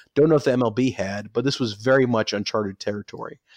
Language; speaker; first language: English; native; English